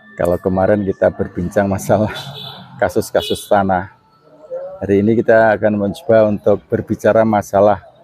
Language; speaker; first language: Indonesian; non-native, local second language; Javanese